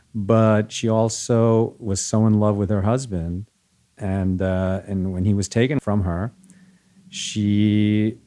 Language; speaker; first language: English; early bilingual, other home language; Spanish